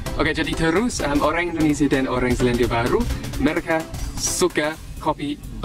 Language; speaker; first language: Indonesian; non-native, learner; English